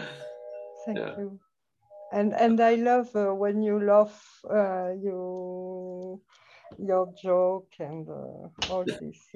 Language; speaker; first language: English; non-native, fluent; French